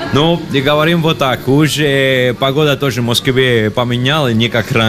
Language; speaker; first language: Russian; non-native, learner; Italian